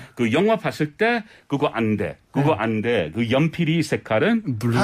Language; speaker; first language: Korean; non-native, learner; English